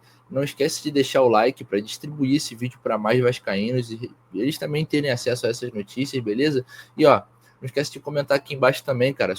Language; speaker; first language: Portuguese; native; Portuguese